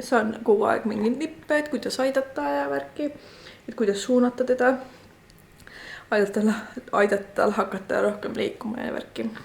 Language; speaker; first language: Estonian; native; Estonian